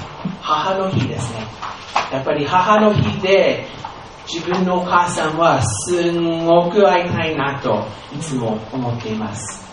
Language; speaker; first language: Japanese; non-native, fluent; English